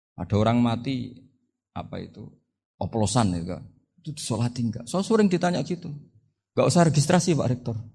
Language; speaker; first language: Indonesian; non-native, local second language; Javanese